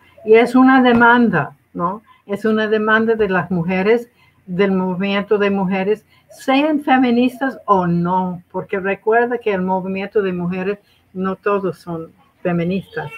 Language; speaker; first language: Spanish; non-native, fluent; English